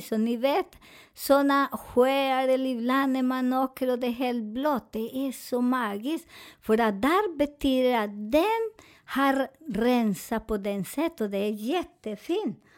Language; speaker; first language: Swedish; non-native, fluent; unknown